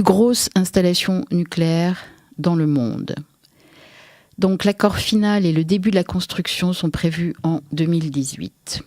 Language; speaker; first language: French; native; French